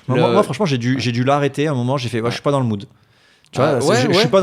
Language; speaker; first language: French; native; French